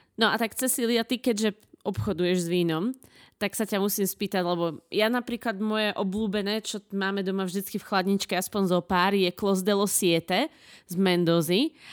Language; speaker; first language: Slovak; native; Slovak